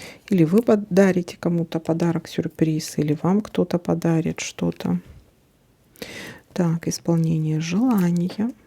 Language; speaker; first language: Russian; native; Russian